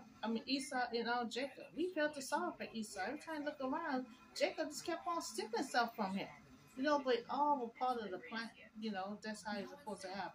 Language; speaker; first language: English; native; English